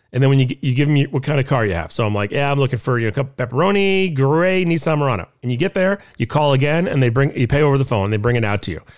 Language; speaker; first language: English; native; English